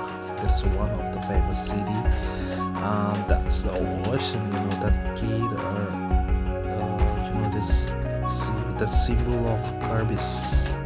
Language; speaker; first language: English; non-native, learner; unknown